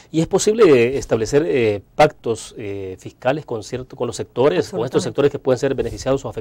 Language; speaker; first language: Spanish; native; Spanish